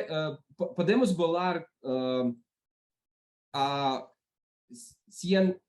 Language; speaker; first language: Spanish; non-native, learner; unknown